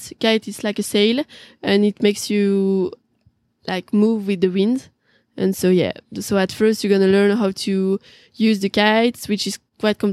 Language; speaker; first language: English; non-native, fluent; French